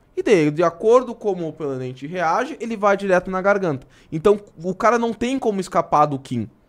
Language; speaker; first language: Portuguese; native; Portuguese